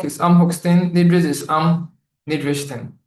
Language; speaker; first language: German; non-native, learner; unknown